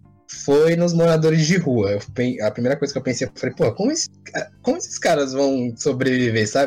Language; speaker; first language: Portuguese; native; Portuguese